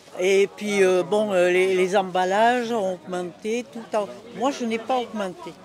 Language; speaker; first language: French; native; French